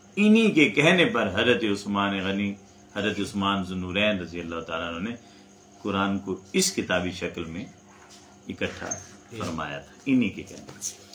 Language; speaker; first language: Urdu; non-native, local second language; Punjabi